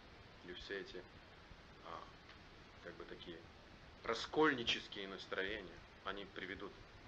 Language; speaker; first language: Russian; native; Russian